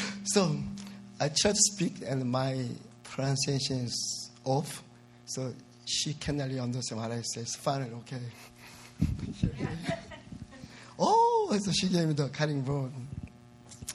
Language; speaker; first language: English; non-native, learner; Korean